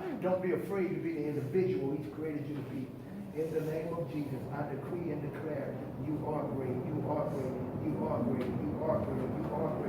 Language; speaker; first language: English; native; English